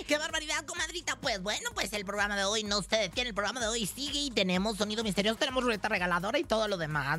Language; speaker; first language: Spanish; native; Spanish